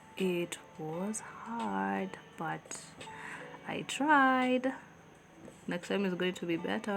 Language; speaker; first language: English; non-native, local second language; Swahili